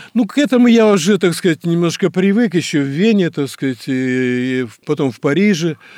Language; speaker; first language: Russian; native; Russian